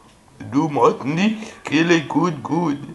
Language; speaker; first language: German; non-native, learner; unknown